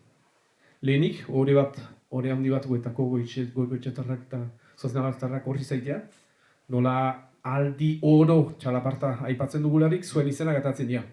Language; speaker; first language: Basque; native; Basque